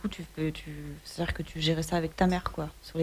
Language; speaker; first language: French; native; French